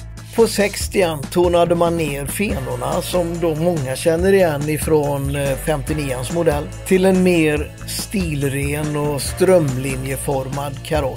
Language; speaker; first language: Swedish; native; Swedish